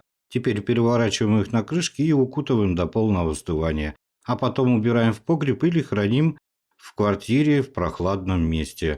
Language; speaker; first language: Russian; native; Russian